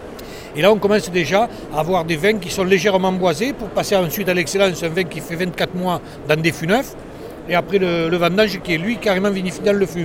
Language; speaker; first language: French; native; French